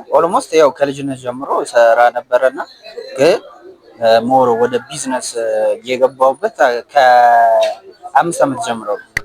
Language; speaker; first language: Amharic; non-native, local second language; Wolaytta